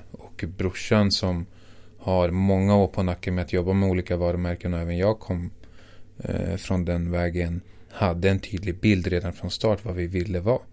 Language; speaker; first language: Swedish; early bilingual, other home language; Assyrian Neo-Aramaic